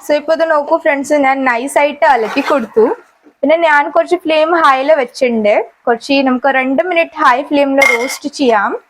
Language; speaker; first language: Malayalam; non-native, local second language; Hindi